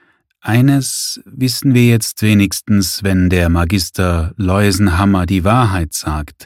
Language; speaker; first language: German; native; German